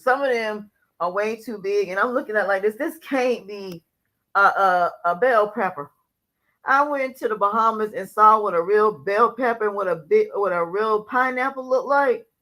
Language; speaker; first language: English; native; English